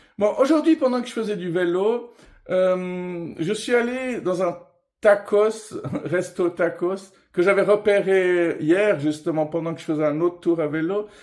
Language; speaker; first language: French; early bilingual, other home language; Persian